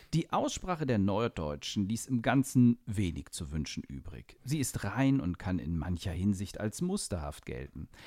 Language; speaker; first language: German; native; German